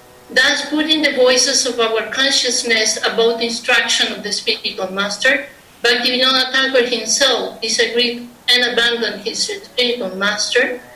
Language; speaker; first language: English; non-native, fluent; Spanish